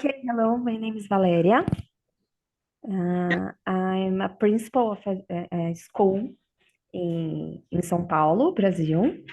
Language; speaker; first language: English; non-native, learner; Portuguese